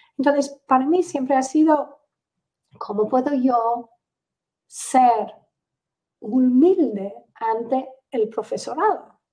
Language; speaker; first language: Spanish; non-native, fluent; English